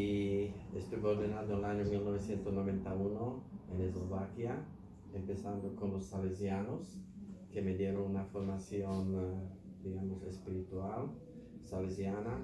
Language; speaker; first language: Spanish; non-native, fluent; Slovak